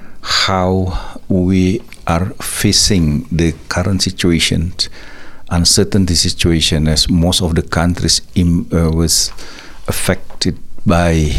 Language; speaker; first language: English; non-native, learner; Indonesian